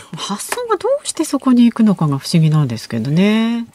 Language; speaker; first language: Japanese; native; Japanese